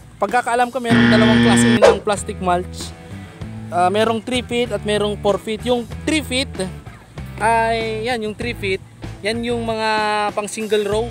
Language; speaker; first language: Filipino; non-native, local second language; Bikol